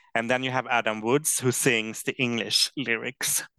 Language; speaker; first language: English; non-native, fluent; Swedish